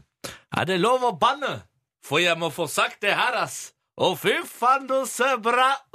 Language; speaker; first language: Norwegian; native; Norwegian